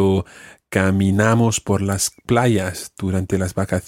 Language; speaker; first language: Spanish; non-native, fluent; English